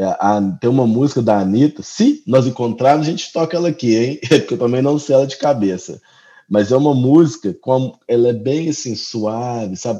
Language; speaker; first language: Portuguese; native; Portuguese